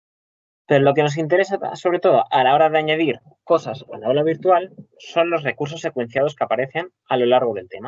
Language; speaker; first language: Spanish; native; Spanish